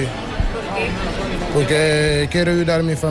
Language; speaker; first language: Spanish; non-native, learner; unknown